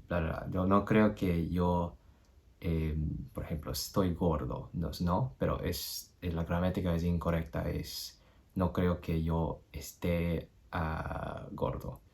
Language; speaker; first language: Spanish; non-native, learner; English